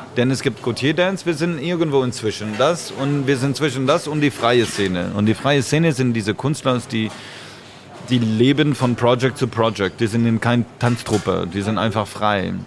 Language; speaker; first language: German; non-native, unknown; French